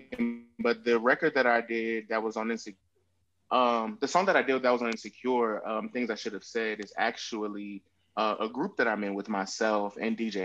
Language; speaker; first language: English; native; English